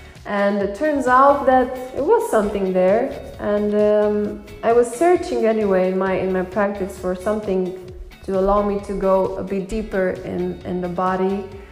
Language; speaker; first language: English; non-native, fluent; Romanian